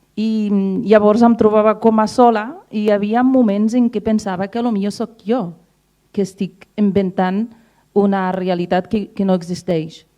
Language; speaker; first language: Catalan; non-native, fluent; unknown